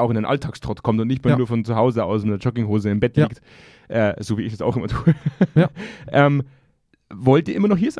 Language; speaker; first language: German; native; German